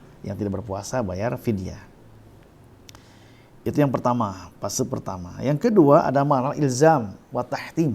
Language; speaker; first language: Indonesian; native; Indonesian